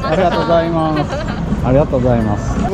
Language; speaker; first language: Japanese; native; Japanese